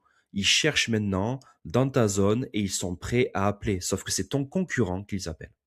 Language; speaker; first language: French; native; French